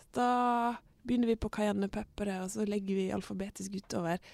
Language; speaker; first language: Norwegian; native; Norwegian